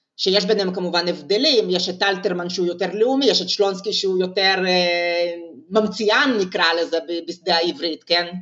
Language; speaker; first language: Hebrew; non-native, fluent; Russian